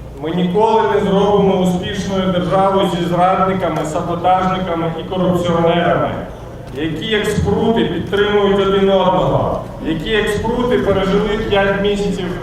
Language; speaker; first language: Ukrainian; native; Ukrainian